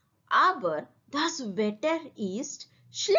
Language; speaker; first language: German; non-native, learner; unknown